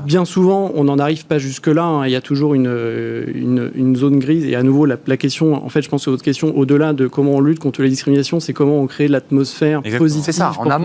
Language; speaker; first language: French; native; French